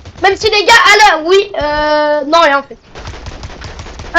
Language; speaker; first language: French; native; French